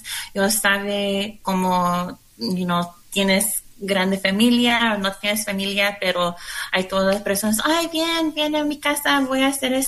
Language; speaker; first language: Spanish; non-native, learner; English